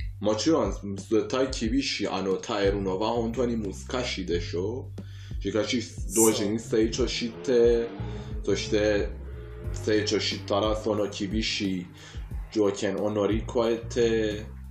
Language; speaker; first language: Japanese; non-native, fluent; Persian